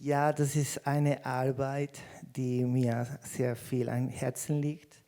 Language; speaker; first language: German; non-native, fluent; Spanish